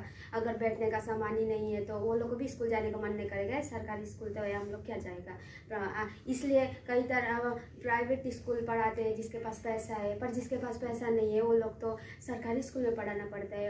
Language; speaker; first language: Hindi; non-native, local second language; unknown